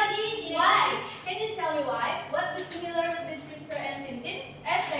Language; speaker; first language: English; non-native, learner; Indonesian